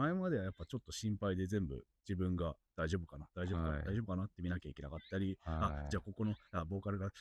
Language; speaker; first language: Japanese; native; Japanese